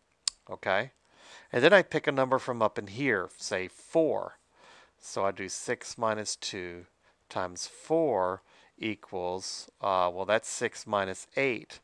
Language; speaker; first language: English; native; English